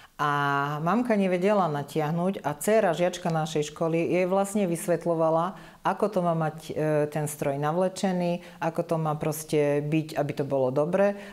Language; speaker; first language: Slovak; native; Slovak